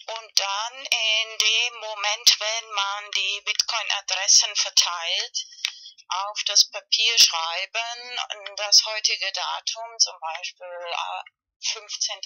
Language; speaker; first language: German; non-native, learner; Spanish